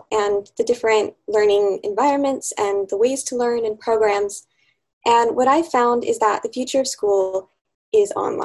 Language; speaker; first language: English; native; English